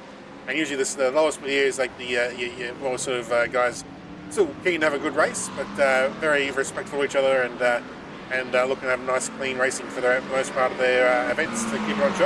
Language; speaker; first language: English; native; English